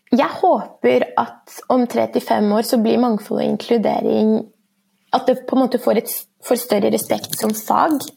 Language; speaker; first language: Norwegian; early bilingual, other home language; Persian